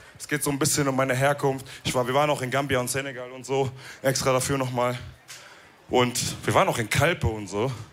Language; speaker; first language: German; early bilingual, other home language; Wolof